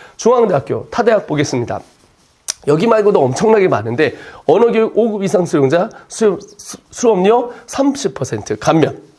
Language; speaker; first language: Korean; native; Korean